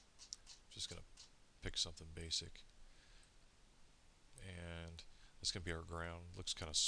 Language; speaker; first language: English; native; English